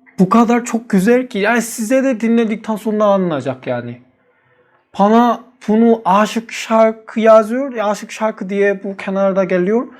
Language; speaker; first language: Turkish; non-native, learner; Korean